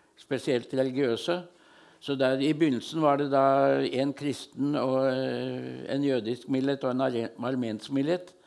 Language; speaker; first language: Norwegian; native; Norwegian